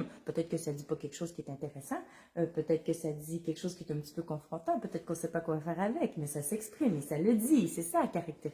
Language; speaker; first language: French; native; French